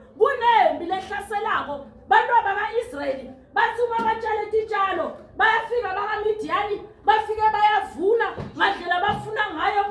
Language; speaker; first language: Zulu; non-native, local second language; Swati